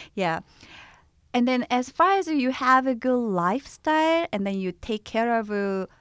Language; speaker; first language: English; non-native, fluent; Korean